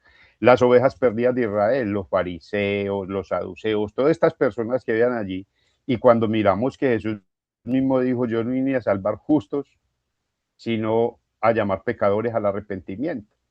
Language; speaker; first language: Spanish; native; Spanish